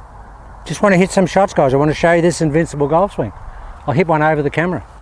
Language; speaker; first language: English; native; English